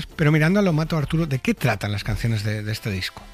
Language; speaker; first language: Spanish; native; Spanish